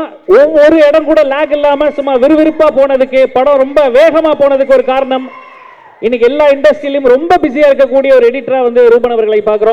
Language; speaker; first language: Tamil; native; Tamil